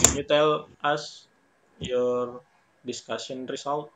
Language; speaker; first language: English; non-native, fluent; Indonesian